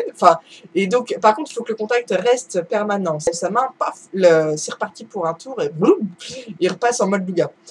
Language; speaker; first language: French; native; French